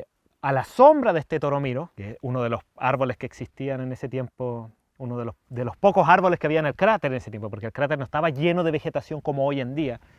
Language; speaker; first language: Spanish; native; Spanish